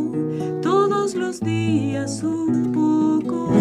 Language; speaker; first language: Spanish; native; Spanish